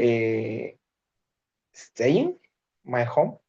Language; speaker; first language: English; non-native, learner; Spanish